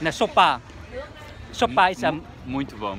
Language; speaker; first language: Portuguese; non-native, learner; Vietnamese